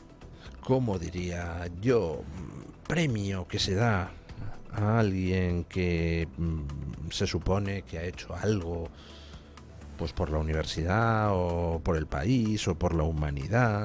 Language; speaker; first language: Spanish; native; Spanish